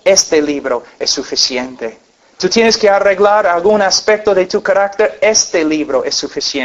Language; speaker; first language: Spanish; non-native, fluent; English